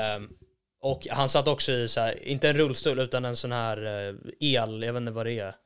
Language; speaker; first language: Swedish; native; Swedish